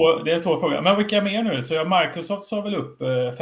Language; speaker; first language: Swedish; native; Swedish